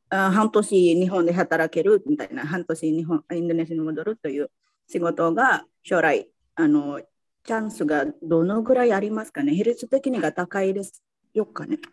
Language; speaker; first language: Japanese; non-native, fluent; Indonesian